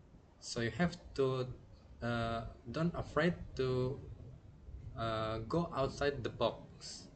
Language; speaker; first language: English; non-native, learner; Indonesian